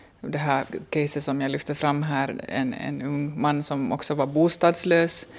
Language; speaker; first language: Swedish; native; Swedish